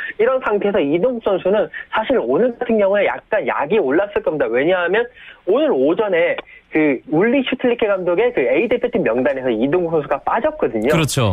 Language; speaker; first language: Korean; native; Korean